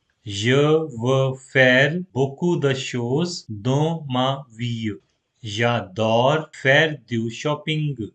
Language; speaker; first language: French; non-native, fluent; Hindi